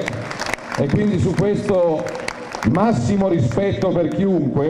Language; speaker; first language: Italian; native; Italian